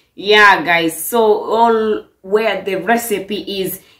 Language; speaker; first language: English; non-native, local second language; Swahili